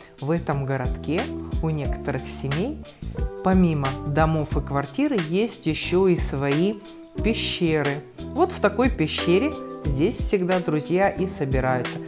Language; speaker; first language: Russian; native; Russian